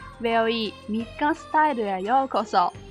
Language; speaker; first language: Japanese; non-native, learner; Chinese